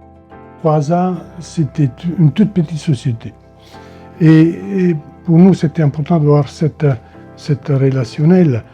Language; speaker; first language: French; non-native, fluent; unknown